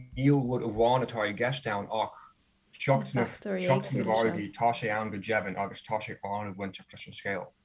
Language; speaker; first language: Irish; non-native, fluent; English